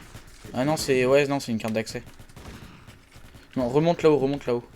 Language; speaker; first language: French; native; French